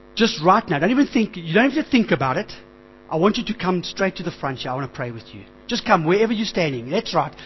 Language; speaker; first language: English; native; English